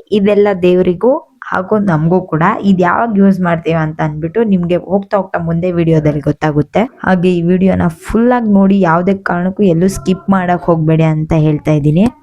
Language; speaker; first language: Kannada; non-native, local second language; Lambadi